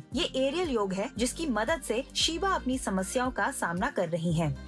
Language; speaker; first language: Hindi; native; Hindi